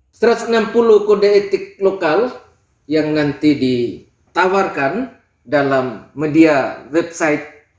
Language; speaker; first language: Indonesian; non-native, local second language; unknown